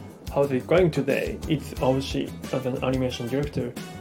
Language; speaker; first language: English; non-native, learner; Japanese